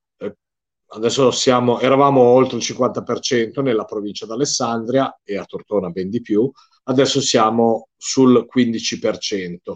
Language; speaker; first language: Italian; native; Italian